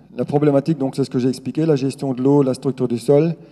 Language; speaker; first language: French; non-native, local second language; Swiss German